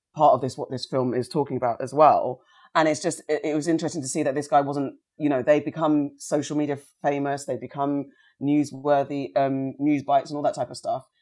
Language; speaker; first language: English; native; English